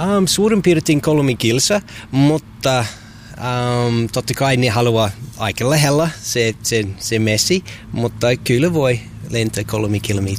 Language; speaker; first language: Finnish; non-native, learner; English